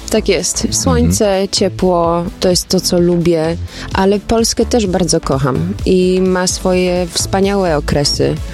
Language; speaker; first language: Polish; early bilingual, heritage; Polish